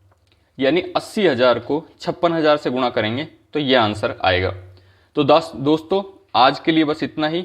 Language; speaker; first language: Hindi; native; Hindi